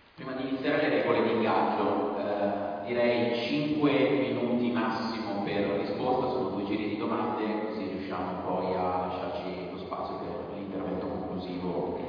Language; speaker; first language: Italian; native; Italian